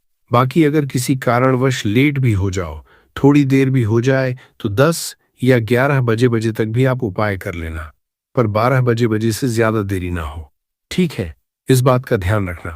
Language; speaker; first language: Hindi; native; Hindi